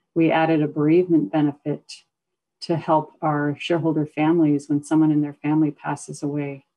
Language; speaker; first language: English; native; English